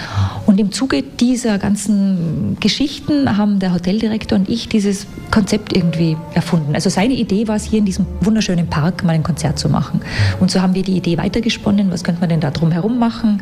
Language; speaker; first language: German; native; German